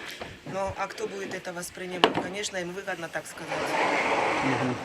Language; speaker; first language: Russian; native; Russian